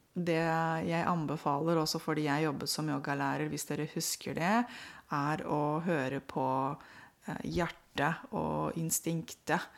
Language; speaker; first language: Norwegian; non-native, fluent; Romanian